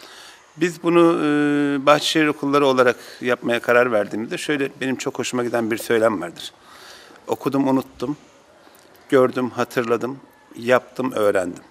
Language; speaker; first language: Turkish; native; Turkish